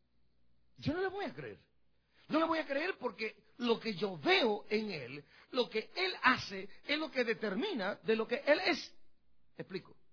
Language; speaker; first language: Spanish; native; Spanish